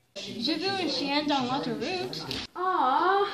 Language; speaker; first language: French; non-native, learner; English